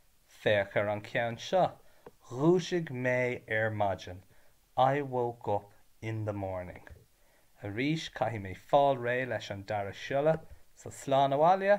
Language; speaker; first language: Irish; non-native, learner; English